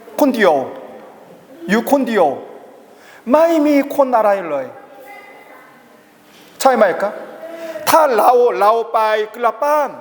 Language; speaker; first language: Thai; non-native, learner; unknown